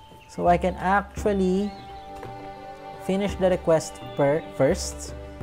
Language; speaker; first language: English; non-native, local second language; Filipino